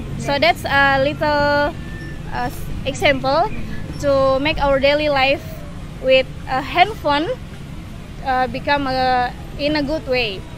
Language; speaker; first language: English; non-native, learner; Indonesian